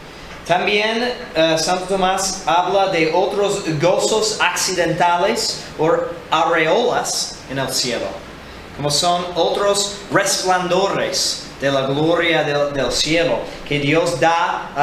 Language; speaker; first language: Spanish; non-native, fluent; English